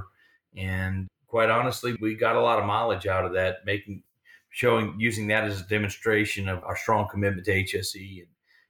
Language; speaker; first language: English; native; English